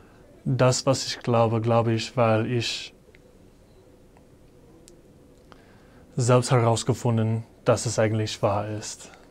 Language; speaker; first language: German; non-native, fluent; English